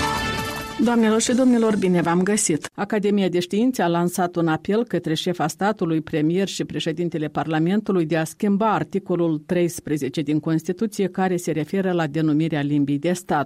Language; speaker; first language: Romanian; native; Romanian